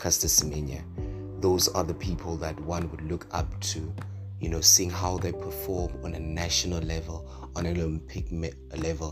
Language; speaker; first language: English; non-native, local second language; Northern Sotho